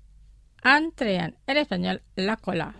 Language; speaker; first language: Spanish; non-native, fluent; Indonesian